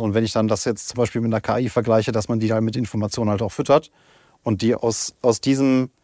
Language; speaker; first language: German; native; German